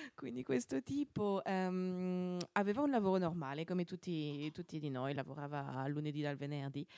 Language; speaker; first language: Italian; non-native, fluent; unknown